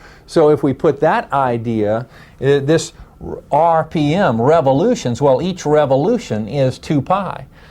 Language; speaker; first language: English; native; English